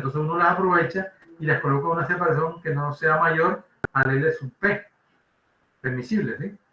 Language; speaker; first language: Spanish; native; Spanish